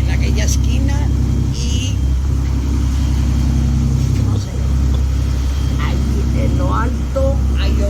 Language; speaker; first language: Spanish; native; Spanish